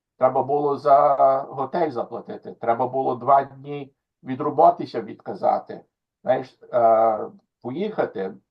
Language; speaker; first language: Ukrainian; early bilingual, heritage; Ukrainian